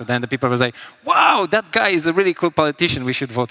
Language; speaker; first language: English; non-native, fluent; Romanian